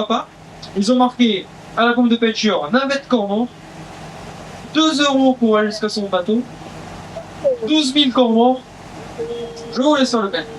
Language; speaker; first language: French; native; French